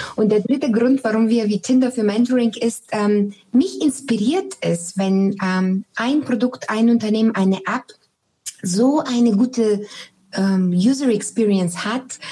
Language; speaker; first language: German; non-native, fluent; Bulgarian